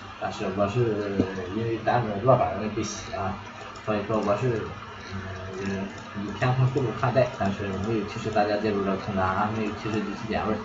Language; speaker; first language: Chinese; native; Chinese